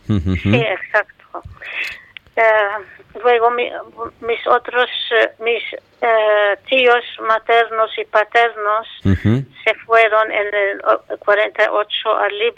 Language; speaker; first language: Spanish; non-native, fluent; Arabic